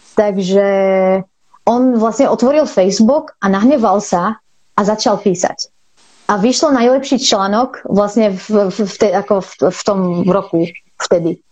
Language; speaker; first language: Slovak; non-native, fluent; Arabic